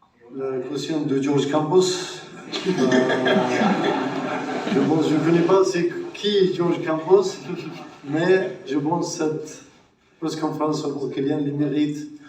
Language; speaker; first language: French; non-native, learner; Arabic